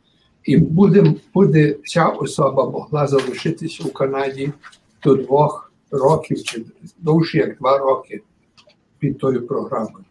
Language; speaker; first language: Ukrainian; early bilingual, heritage; Ukrainian